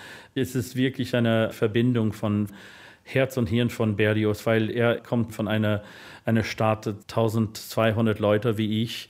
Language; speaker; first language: German; non-native, learner; English